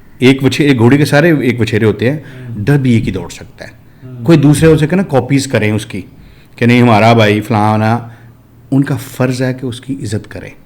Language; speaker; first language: Urdu; non-native, local second language; Punjabi